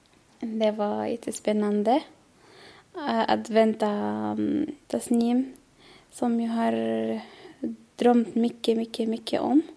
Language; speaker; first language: Swedish; non-native, learner; Arabic